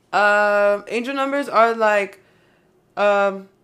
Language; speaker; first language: English; native; English